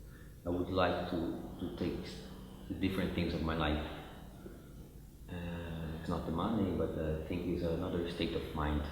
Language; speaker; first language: English; non-native, fluent; Portuguese